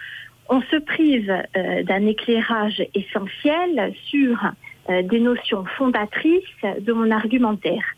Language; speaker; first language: French; native; French